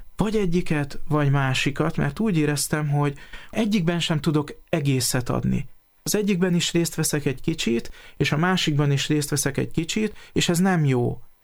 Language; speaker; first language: Hungarian; native; Hungarian